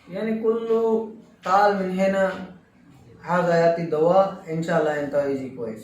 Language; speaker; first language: Arabic; non-native, learner; Urdu